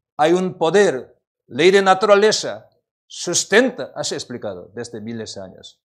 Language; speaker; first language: Spanish; non-native, learner; Korean